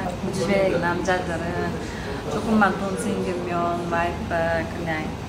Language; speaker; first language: Korean; non-native, learner; Uzbek